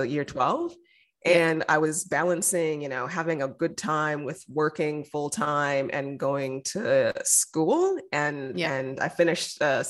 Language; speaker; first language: English; native; English